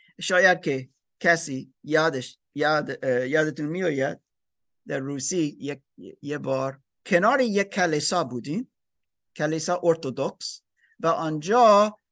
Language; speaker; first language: Persian; non-native, learner; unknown